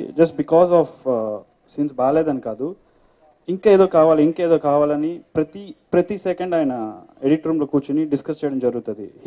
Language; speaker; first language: Telugu; native; Telugu